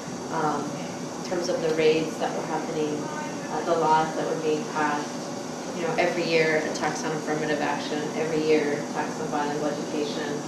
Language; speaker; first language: English; native; English